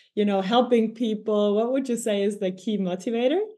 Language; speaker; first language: English; non-native, fluent; Spanish